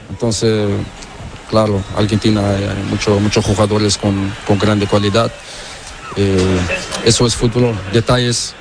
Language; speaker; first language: Spanish; non-native, learner; Portuguese